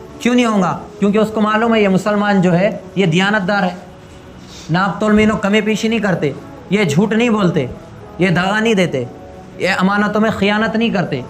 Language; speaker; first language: Urdu; native; Urdu